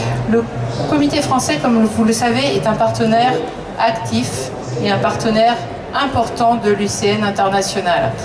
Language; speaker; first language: French; native; French